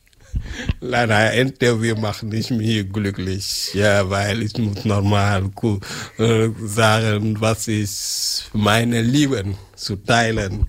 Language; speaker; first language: German; non-native, learner; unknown